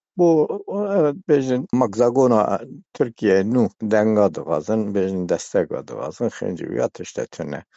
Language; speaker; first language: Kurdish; non-native, local second language; Turkish